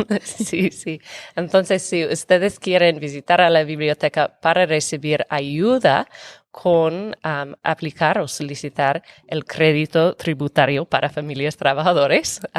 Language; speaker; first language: Spanish; non-native, fluent; English